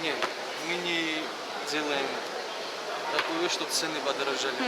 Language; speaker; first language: Russian; non-native, fluent; Georgian